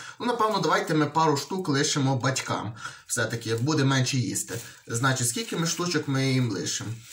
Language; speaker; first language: Ukrainian; native; Ukrainian